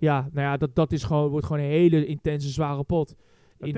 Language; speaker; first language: Dutch; native; Dutch